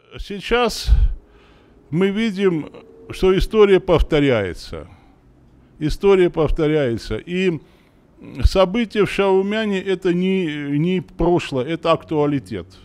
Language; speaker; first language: Russian; non-native, local second language; Armenian